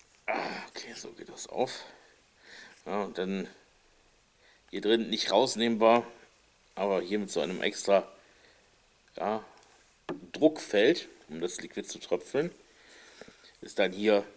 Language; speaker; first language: German; native; German